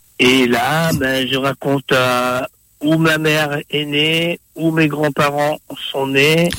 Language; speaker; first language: French; non-native, local second language; Morisyen